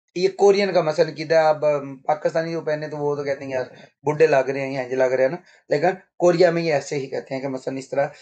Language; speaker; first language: Urdu; non-native, local second language; Punjabi